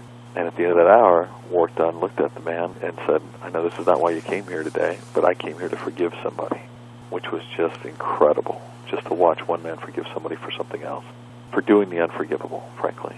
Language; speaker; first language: English; native; English